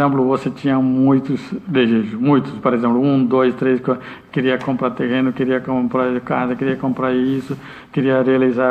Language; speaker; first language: Portuguese; non-native, learner; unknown